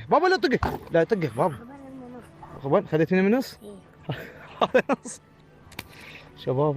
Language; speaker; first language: Arabic; native; Arabic